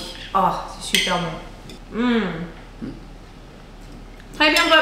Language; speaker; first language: French; early bilingual, heritage; English